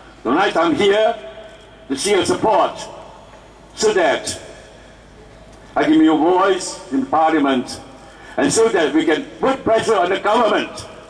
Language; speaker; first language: English; non-native, local second language; Chinese